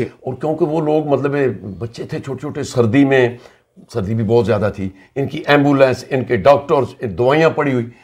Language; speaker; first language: Urdu; non-native, local second language; Punjabi